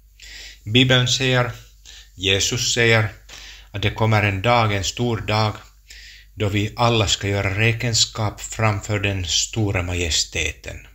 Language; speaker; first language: Swedish; non-native, local second language; Finnish